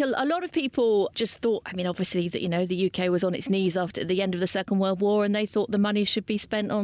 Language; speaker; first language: English; native; English